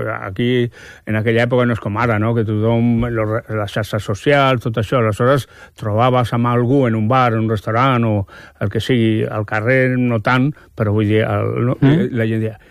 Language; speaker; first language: Catalan; non-native, fluent; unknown